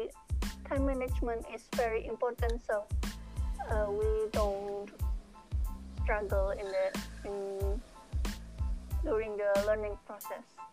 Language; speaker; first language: English; non-native, learner; Indonesian